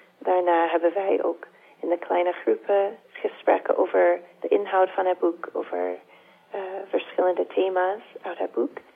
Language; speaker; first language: Dutch; non-native, fluent; English